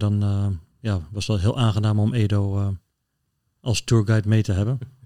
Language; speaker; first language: Dutch; native; Dutch